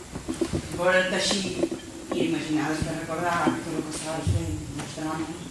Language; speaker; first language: Catalan; non-native, local second language; Spanish